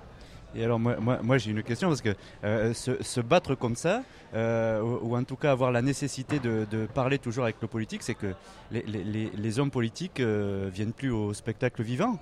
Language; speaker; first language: French; native; French